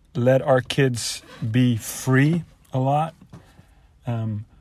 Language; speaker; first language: English; non-native, fluent; Dutch